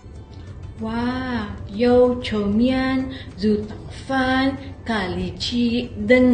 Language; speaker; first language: Chinese; non-native, learner; Malay